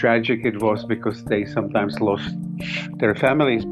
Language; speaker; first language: English; non-native, fluent; Czech